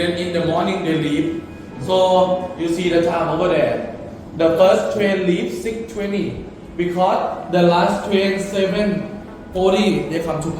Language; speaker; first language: English; non-native, fluent; Thai